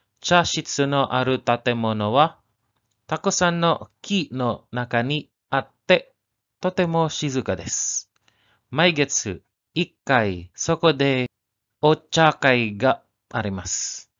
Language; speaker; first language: Japanese; non-native, learner; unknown